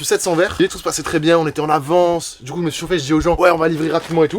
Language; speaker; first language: French; native; French